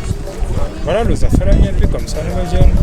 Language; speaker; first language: French; non-native, local second language; Réunion Creole French